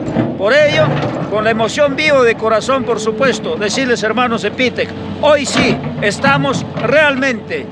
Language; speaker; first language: Spanish; native; Spanish